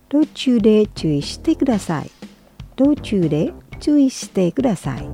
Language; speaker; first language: Japanese; non-native, fluent; Indonesian